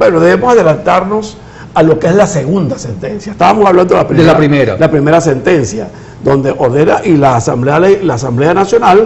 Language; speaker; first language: Spanish; native; Spanish